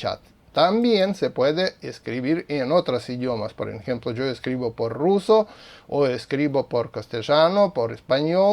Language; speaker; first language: Spanish; non-native, fluent; Russian